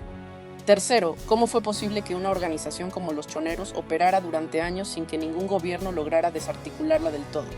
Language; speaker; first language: Spanish; native; Spanish